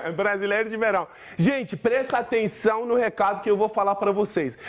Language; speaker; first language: Portuguese; non-native, fluent; Persian